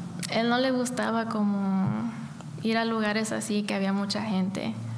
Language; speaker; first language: Spanish; early bilingual, heritage; Spanish